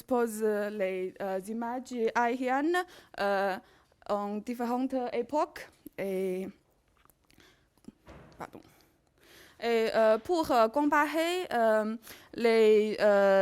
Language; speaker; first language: French; non-native, learner; Chinese